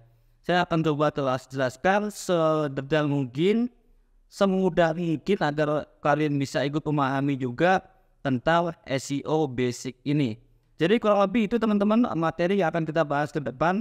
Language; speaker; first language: Indonesian; native; Indonesian